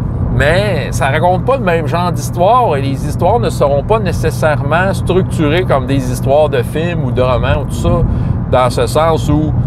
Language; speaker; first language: French; native; French